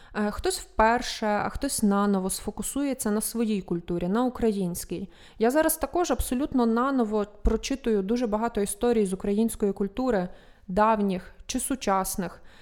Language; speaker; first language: Ukrainian; native; Ukrainian